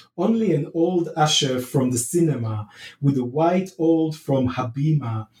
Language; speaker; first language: English; non-native, fluent; Hebrew